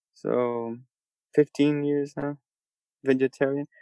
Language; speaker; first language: English; non-native, fluent; Portuguese